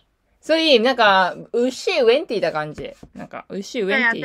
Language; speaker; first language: Chinese; non-native, learner; Japanese